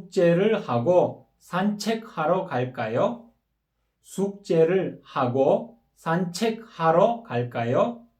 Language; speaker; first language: Korean; non-native, fluent; Kyrgyz